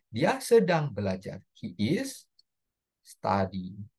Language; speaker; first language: English; non-native, fluent; Indonesian